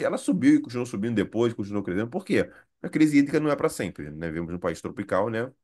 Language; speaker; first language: Portuguese; native; Portuguese